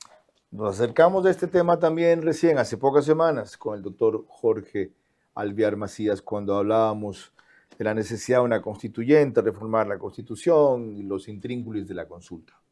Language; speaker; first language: Spanish; native; Spanish